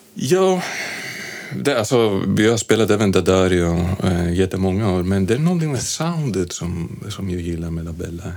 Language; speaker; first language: Swedish; non-native, fluent; Greek